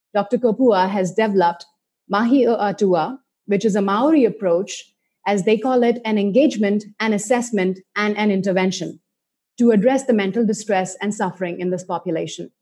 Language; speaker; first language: English; non-native, local second language; Hindi